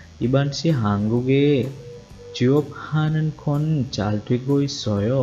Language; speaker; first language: Korean; non-native, learner; Sinhala